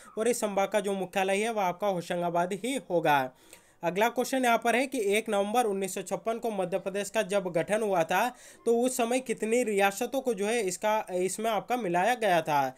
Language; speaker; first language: Hindi; native; Hindi